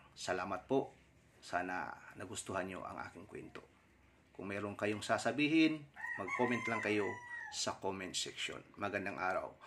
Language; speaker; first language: Filipino; non-native, local second language; Surigaonon